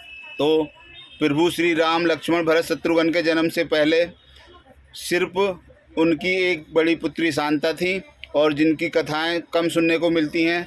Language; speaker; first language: Hindi; native; Hindi